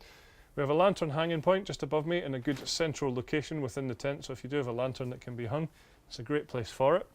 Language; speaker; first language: English; native; English